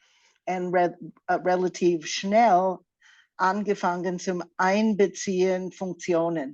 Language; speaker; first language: German; non-native, fluent; English